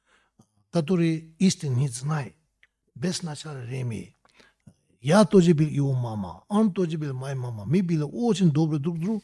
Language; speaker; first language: Russian; non-native, learner; Tibetan